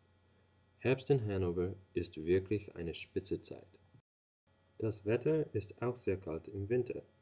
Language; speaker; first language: German; non-native, learner; English